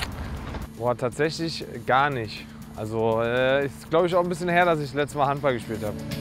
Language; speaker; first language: German; native; German